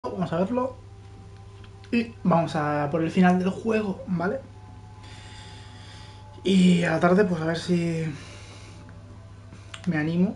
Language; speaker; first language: Spanish; native; Spanish